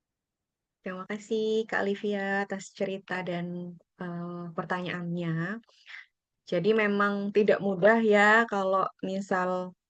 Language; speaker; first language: Indonesian; native; Indonesian